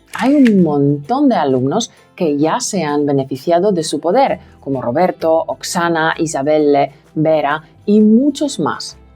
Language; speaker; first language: Spanish; non-native, fluent; Polish